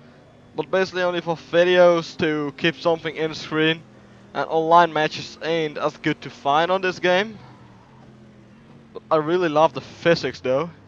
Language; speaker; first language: English; non-native, fluent; Dutch